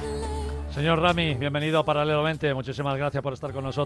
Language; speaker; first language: Spanish; native; Spanish